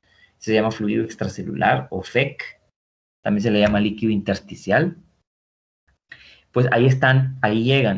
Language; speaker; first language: Spanish; native; Spanish